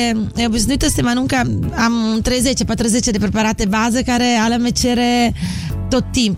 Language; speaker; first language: Romanian; non-native, fluent; Italian